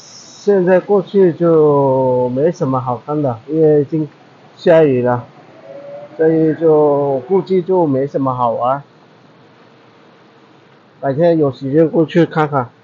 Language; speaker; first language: Chinese; non-native, fluent; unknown